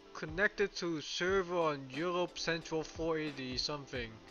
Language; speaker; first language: English; early bilingual, heritage; Dutch